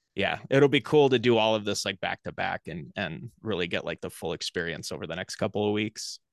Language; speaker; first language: English; native; English